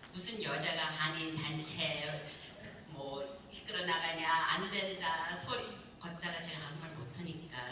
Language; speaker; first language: Korean; early bilingual, other home language; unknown